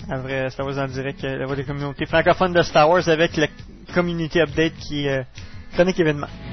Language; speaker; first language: French; native; French